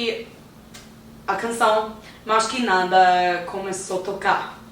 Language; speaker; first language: Portuguese; non-native, learner; English